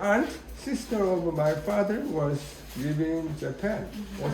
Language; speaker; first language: English; non-native, learner; Korean